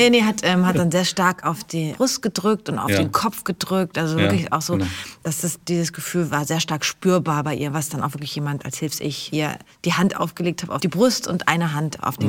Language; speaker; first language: German; native; German